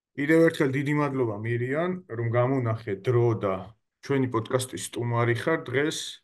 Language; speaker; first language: Georgian; native; Georgian